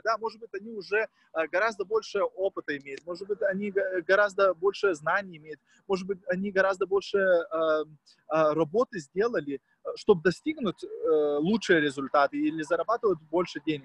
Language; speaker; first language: Russian; non-native, fluent; Lithuanian